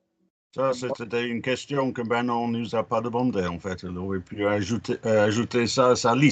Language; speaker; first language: French; non-native, fluent; English